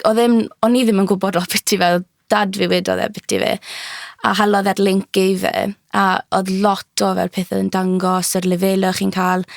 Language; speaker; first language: Welsh; native; Welsh